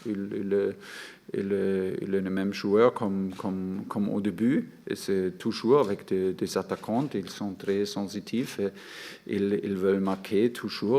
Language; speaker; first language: French; non-native, fluent; German